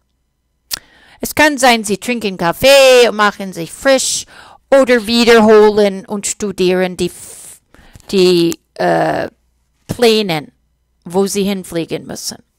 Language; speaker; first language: German; non-native, fluent; English